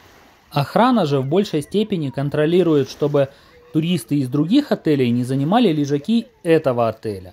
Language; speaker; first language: Russian; native; Russian